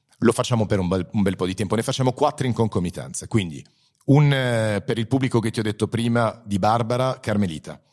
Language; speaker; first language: Italian; early bilingual, heritage; Italian